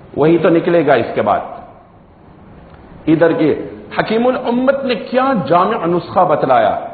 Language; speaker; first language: Urdu; non-native, local second language; Gujarati